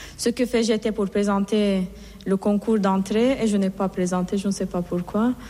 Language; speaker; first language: French; non-native, fluent; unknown